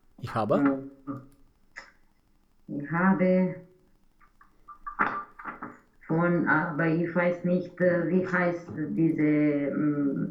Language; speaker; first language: German; non-native, learner; Romanian